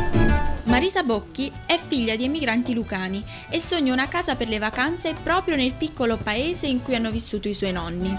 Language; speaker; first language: Italian; native; Italian